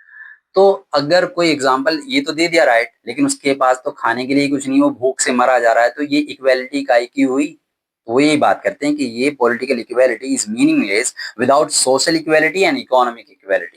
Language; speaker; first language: Hindi; native; Hindi